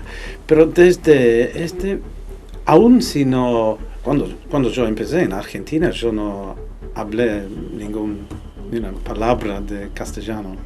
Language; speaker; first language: Spanish; non-native, fluent; English